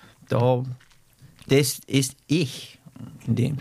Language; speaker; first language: German; non-native, fluent; English